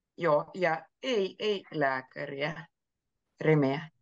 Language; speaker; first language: Finnish; native; Finnish